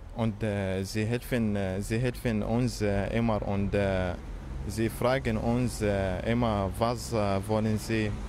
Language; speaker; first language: German; non-native, learner; Arabic